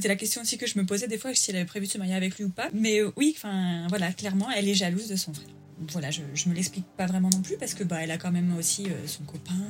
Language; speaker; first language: French; native; French